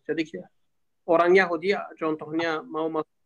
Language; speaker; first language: Indonesian; non-native, learner; Turkish